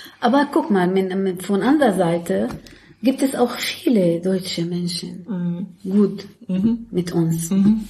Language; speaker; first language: German; non-native, learner; Arabic